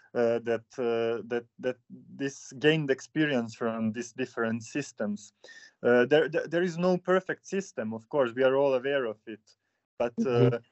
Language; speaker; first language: English; non-native, fluent; Serbian